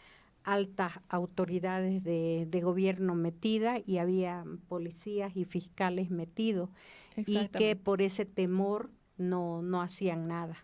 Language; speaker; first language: Spanish; native; Spanish